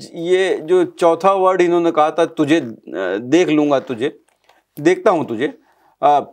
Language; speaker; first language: Hindi; native; Hindi